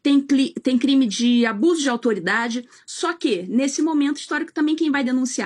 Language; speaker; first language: Portuguese; native; Portuguese